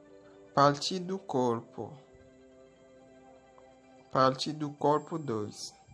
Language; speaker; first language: Portuguese; non-native, learner; Haitian Creole